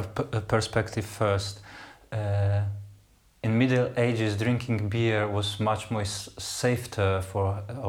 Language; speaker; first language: English; non-native, fluent; Polish